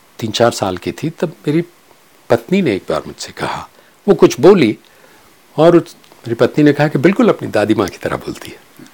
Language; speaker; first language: Hindi; non-native, local second language; Kachhi